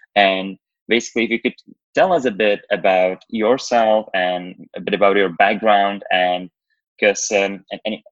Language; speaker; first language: English; non-native, fluent; Slovak